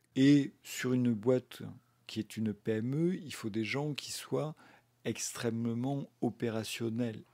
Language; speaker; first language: French; native; French